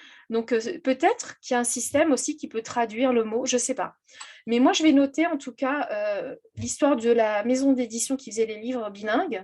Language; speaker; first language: French; native; French